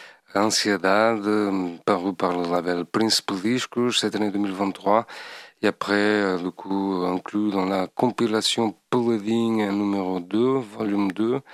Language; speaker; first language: French; non-native, fluent; Portuguese